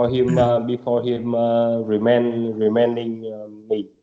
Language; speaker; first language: English; non-native, learner; Vietnamese